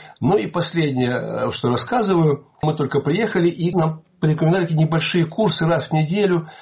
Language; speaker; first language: Russian; native; Russian